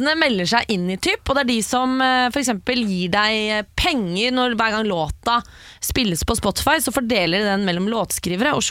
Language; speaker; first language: Norwegian; native; Norwegian